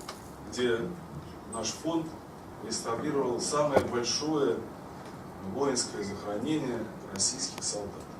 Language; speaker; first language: Russian; native; Russian